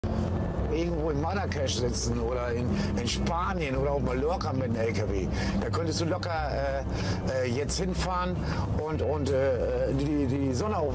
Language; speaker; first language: German; native; German